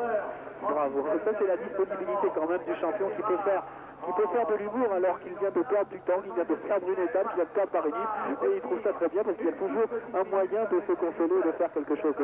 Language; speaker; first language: French; native; French